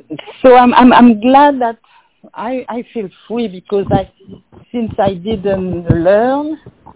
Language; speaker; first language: English; non-native, fluent; French